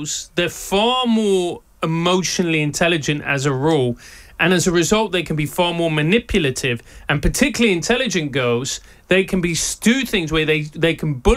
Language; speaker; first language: English; non-native, local second language; Spanish